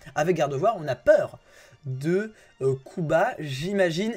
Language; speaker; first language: French; native; French